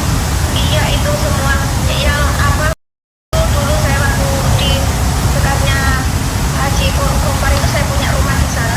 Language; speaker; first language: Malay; non-native, local second language; Javanese